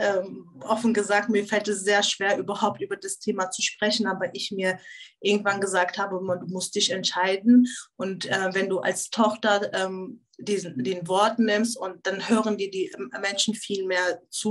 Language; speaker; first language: German; early bilingual, other home language; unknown